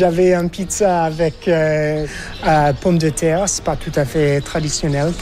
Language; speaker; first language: French; non-native, learner; English